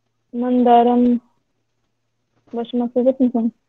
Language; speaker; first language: Persian; non-native, learner; Urdu